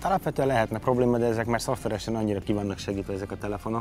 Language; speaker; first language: Hungarian; native; Hungarian